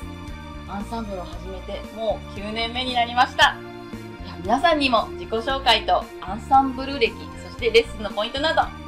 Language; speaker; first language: Japanese; native; Japanese